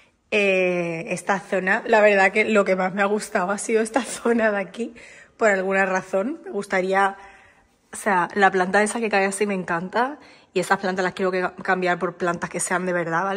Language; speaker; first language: Spanish; native; Spanish